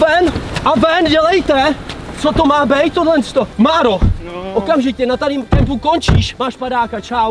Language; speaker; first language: Czech; native; Czech